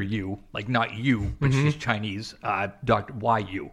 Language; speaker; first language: English; native; English